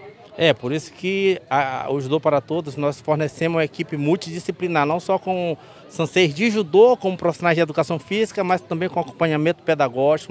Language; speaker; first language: Portuguese; native; Portuguese